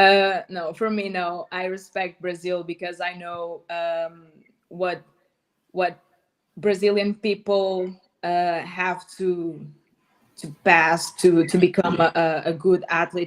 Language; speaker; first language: English; non-native, learner; Portuguese